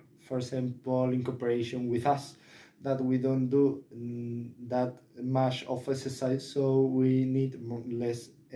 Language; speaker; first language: English; non-native, learner; Spanish